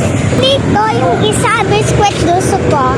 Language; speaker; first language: Filipino; non-native, learner; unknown